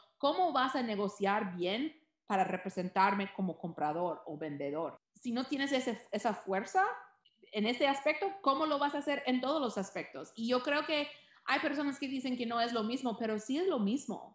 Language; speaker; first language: Spanish; early bilingual, heritage; Spanish